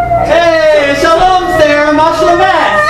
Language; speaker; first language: Hebrew; non-native, learner; English